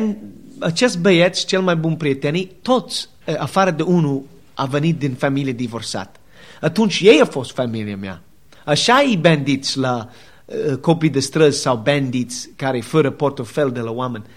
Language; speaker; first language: Romanian; non-native, learner; English